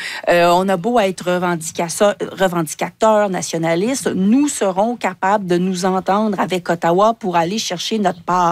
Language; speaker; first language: French; native; French